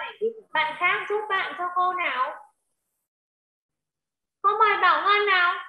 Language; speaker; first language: Vietnamese; native; Vietnamese